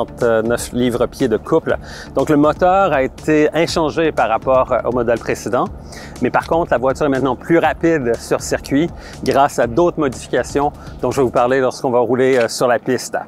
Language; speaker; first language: French; native; French